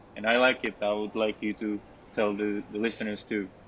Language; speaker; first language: English; non-native, learner; Czech